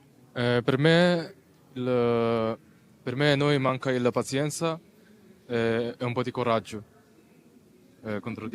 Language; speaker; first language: Italian; non-native, learner; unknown